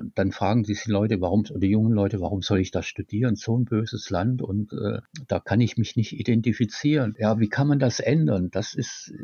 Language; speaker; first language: German; native; German